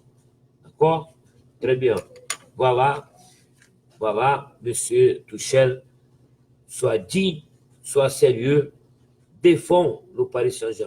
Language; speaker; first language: French; non-native, fluent; Portuguese